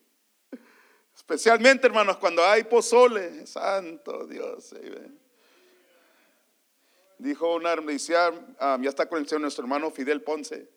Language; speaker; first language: Spanish; early bilingual, heritage; Spanish